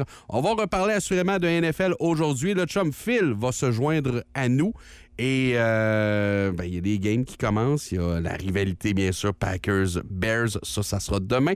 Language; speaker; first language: French; native; French